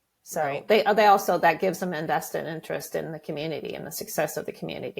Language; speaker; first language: English; native; English